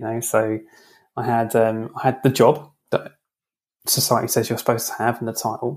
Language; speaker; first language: English; native; English